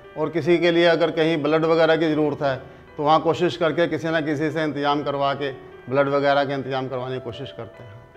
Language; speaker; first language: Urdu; non-native, local second language; Punjabi